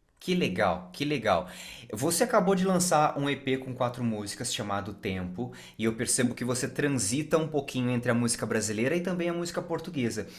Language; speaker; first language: Portuguese; native; Portuguese